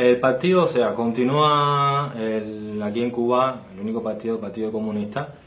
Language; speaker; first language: Spanish; native; Spanish